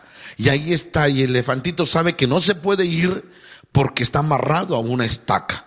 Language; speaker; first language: Spanish; native; Spanish